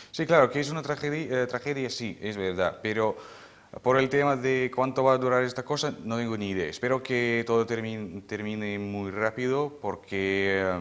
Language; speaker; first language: Spanish; non-native, fluent; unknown